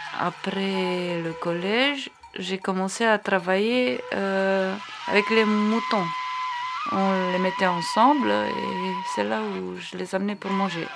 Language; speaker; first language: French; non-native, fluent; Romanian